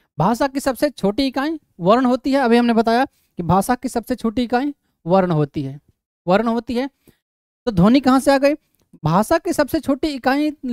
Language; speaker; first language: Hindi; native; Hindi